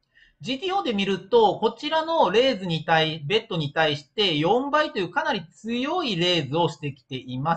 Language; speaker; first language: Japanese; native; Japanese